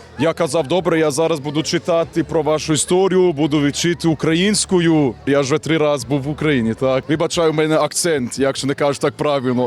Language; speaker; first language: Ukrainian; non-native, learner; Serbian